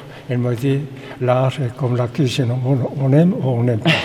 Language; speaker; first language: French; non-native, fluent; Korean